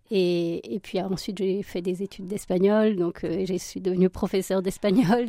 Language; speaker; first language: French; early bilingual, other home language; Spanish